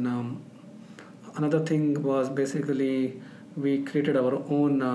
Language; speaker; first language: English; non-native, local second language; Marathi